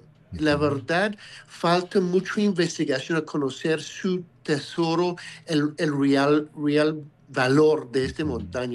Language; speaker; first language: Spanish; non-native, fluent; English